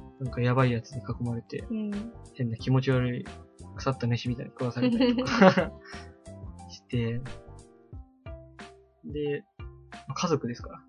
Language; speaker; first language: Japanese; native; Japanese